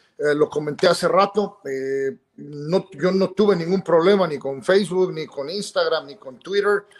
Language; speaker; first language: Spanish; native; Spanish